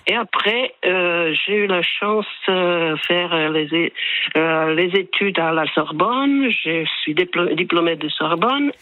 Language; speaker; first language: French; non-native, fluent; Slovak